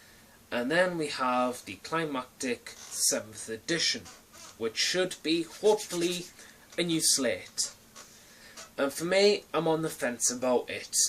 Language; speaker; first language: English; native; English